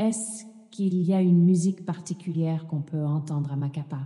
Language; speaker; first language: French; native; French